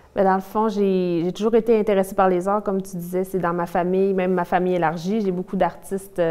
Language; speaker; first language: French; native; French